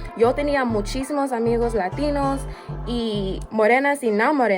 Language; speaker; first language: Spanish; non-native, fluent; English